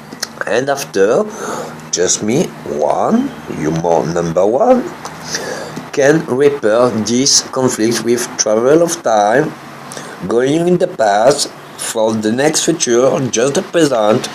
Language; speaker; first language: English; non-native, learner; French